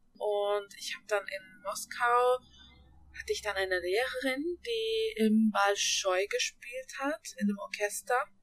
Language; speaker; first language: German; early bilingual, other home language; Hungarian